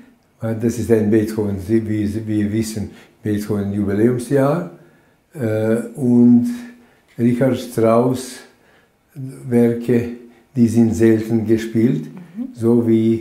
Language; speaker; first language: German; non-native, fluent; Latvian